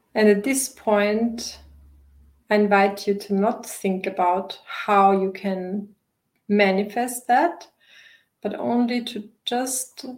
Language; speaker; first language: English; non-native, fluent; German